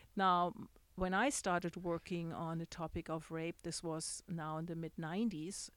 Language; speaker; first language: English; non-native, fluent; German